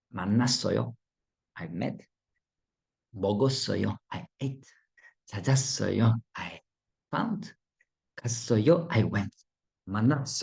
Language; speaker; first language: Korean; non-native, fluent; Russian